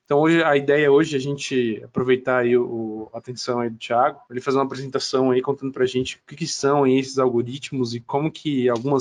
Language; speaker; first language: Portuguese; native; Portuguese